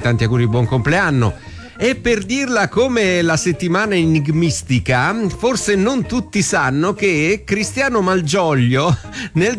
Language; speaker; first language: Italian; native; Italian